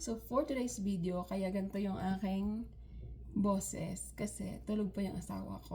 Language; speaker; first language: Filipino; non-native, local second language; Cebuano